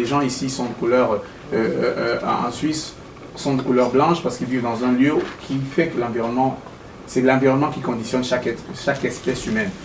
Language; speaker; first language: French; non-native, local second language; Basaa